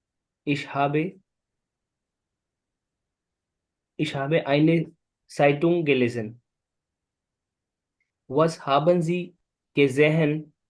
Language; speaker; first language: German; non-native, learner; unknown